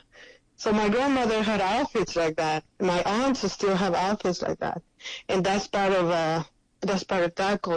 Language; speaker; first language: English; non-native, fluent; Spanish